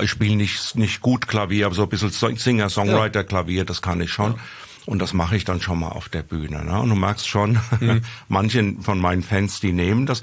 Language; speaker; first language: German; native; German